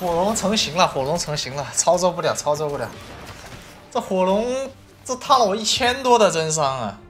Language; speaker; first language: Chinese; native; Chinese